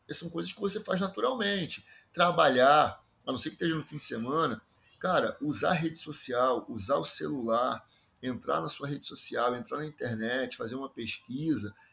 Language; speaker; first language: Portuguese; native; Portuguese